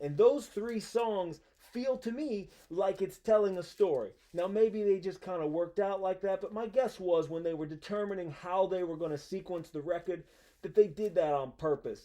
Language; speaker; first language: English; native; English